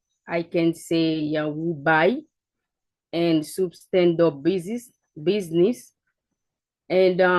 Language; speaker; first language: English; non-native, learner; Haitian Creole